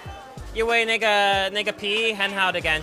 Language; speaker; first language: Chinese; non-native, learner; English